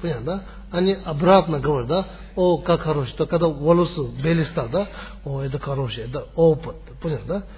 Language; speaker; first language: Russian; non-native, learner; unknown